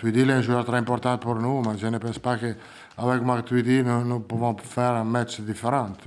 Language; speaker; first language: French; non-native, learner; Italian